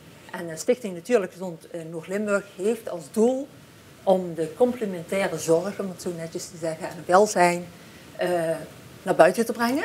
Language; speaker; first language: Dutch; native; Dutch